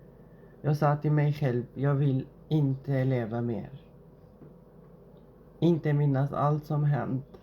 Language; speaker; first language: Swedish; non-native, fluent; Arabic